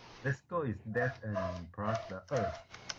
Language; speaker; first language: English; non-native, learner; Chinese